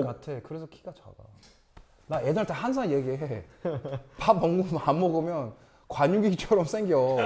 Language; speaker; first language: Korean; early bilingual, other home language; English